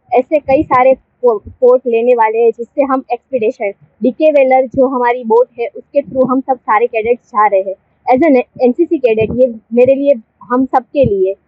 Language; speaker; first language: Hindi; non-native, local second language; Gujarati